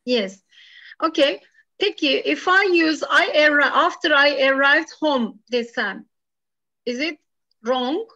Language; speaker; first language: English; non-native, fluent; Turkish